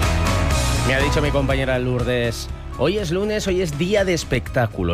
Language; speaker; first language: Spanish; native; Spanish